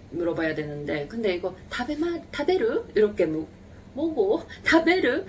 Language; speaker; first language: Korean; non-native, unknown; Japanese